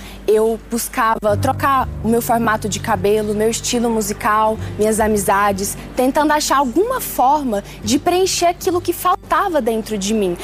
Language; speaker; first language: Portuguese; early bilingual, other home language; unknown